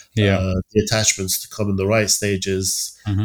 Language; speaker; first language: English; early bilingual, other home language; Persian